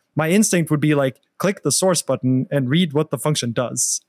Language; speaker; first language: English; non-native, fluent; Norwegian